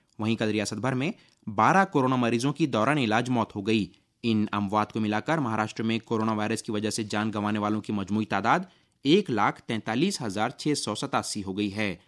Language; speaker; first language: Urdu; native; Urdu